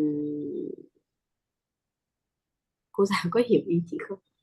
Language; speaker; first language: Vietnamese; native; Vietnamese